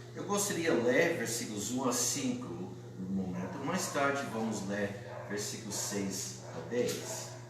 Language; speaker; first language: Portuguese; non-native, fluent; English